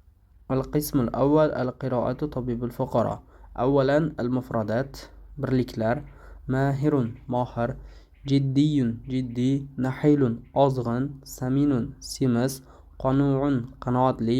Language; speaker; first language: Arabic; non-native, fluent; Uzbek